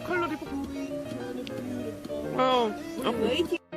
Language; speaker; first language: Korean; non-native, learner; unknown